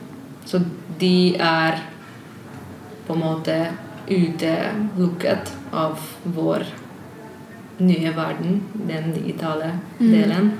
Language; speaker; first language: Swedish; non-native, learner; Hungarian